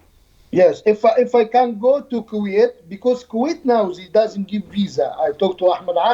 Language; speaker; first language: English; non-native, learner; Arabic